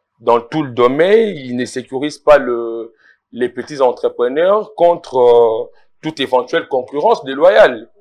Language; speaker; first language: French; non-native, local second language; Lingala